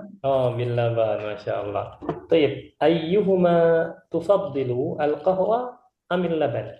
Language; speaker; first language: Arabic; non-native, fluent; Indonesian